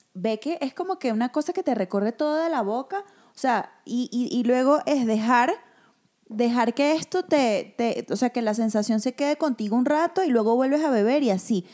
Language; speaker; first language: Spanish; native; Spanish